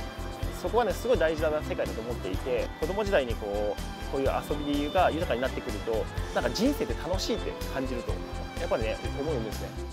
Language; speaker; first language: Japanese; native; Japanese